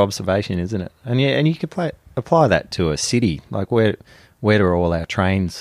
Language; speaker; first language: English; native; English